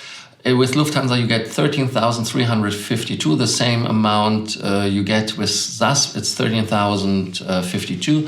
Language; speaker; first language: English; non-native, fluent; German